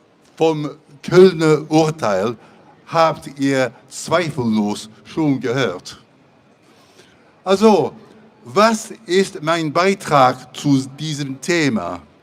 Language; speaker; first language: German; non-native, fluent; English